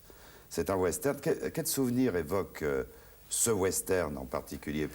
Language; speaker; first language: French; native; French